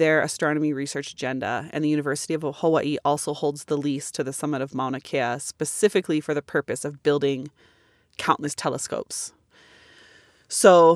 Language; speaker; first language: English; native; English